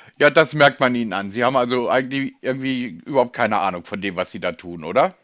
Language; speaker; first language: German; native; German